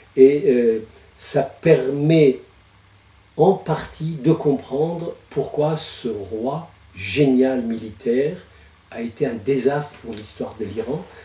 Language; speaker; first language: French; non-native, fluent; Persian